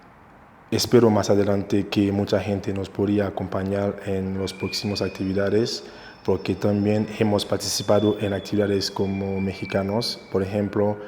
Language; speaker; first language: Spanish; non-native, local second language; Haitian Creole